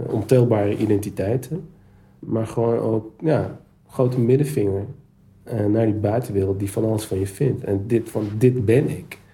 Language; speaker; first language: Dutch; early bilingual, other home language; Turkish